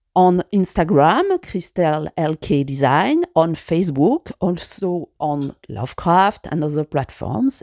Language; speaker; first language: English; non-native, fluent; French